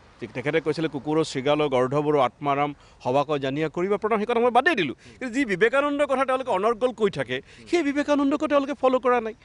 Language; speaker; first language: Assamese; native; Assamese